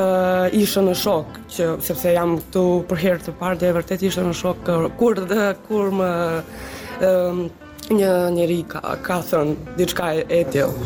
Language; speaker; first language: Albanian; non-native, learner; Serbian